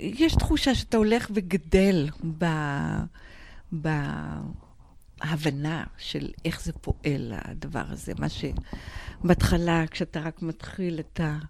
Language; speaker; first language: Hebrew; non-native, fluent; English